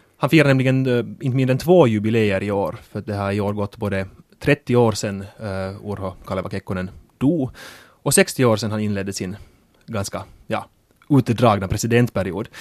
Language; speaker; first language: Swedish; native; Swedish